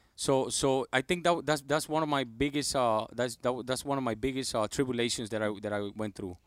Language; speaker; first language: English; non-native, fluent; Spanish